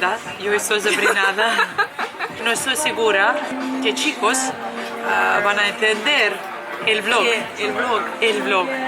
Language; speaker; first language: Spanish; non-native, learner; Serbian